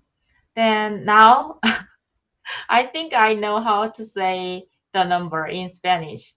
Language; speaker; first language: English; non-native, learner; Korean